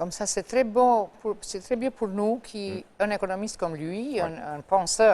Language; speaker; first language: French; non-native, fluent; Albanian